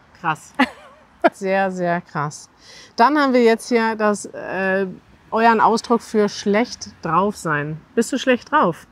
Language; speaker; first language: German; native; German